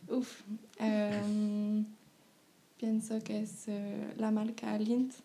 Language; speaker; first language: Spanish; non-native, learner; French